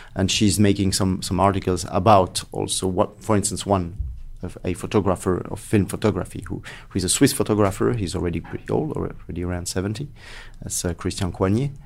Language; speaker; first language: English; non-native, fluent; French